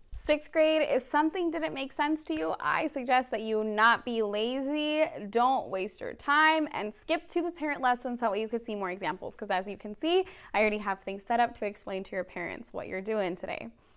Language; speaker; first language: English; early bilingual, other home language; Spanish